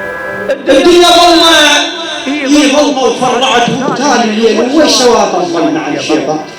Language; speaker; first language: Arabic; native; Arabic